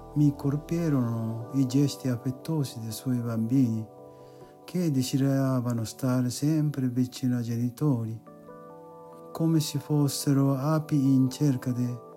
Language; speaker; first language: Italian; non-native, fluent; Japanese